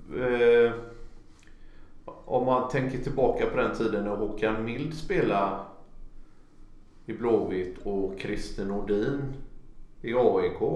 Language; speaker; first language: Swedish; native; Swedish